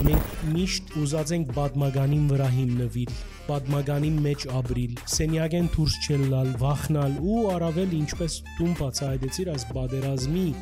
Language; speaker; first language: Armenian; early bilingual, heritage; Armenian